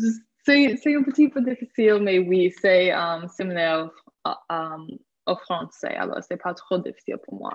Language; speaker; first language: French; non-native, fluent; English